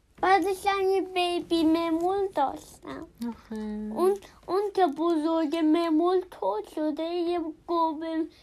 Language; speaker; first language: Persian; early bilingual, heritage; Persian